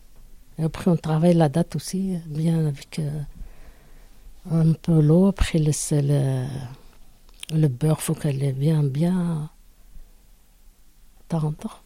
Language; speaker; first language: French; non-native, learner; Arabic